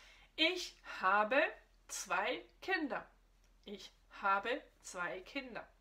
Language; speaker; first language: German; non-native, fluent; French